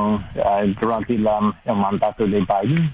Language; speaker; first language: Spanish; non-native, learner; English